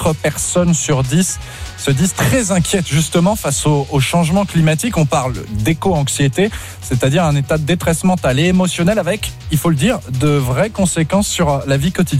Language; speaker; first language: French; native; French